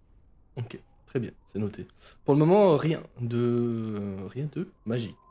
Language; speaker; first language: French; native; French